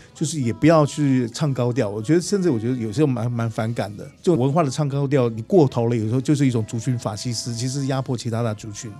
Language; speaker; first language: Chinese; native; Chinese